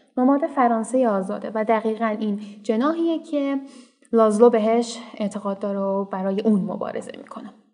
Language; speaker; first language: Persian; native; Persian